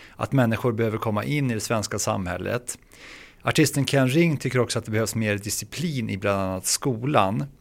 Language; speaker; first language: Swedish; native; Swedish